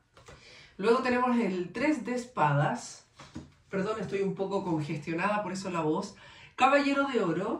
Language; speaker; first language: Spanish; native; Spanish